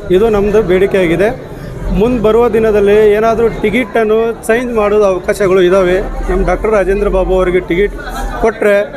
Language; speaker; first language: Kannada; non-native, local second language; Lambadi